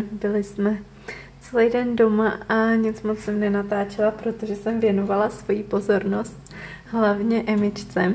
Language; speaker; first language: Czech; native; Czech